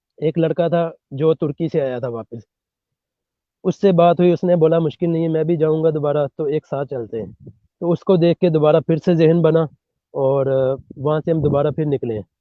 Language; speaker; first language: Urdu; non-native, local second language; Punjabi